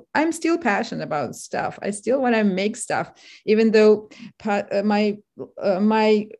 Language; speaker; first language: English; non-native, fluent; Ukrainian